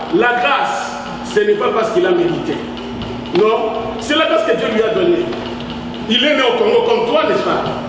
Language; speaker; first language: French; non-native, local second language; Lingala